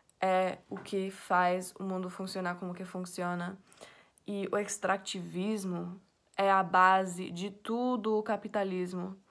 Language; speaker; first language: Portuguese; non-native, fluent; English